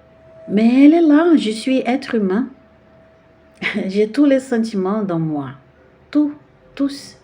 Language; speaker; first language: French; non-native, fluent; Portuguese